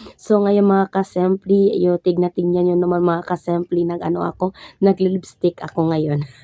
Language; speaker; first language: Filipino; non-native, local second language; Cebuano